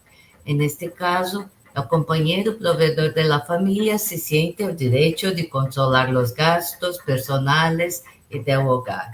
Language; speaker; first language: Spanish; non-native, local second language; Portuguese